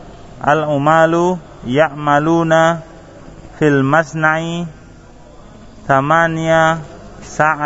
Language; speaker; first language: Arabic; non-native, learner; Indonesian